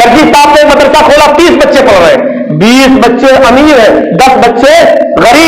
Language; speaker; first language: Urdu; native; Urdu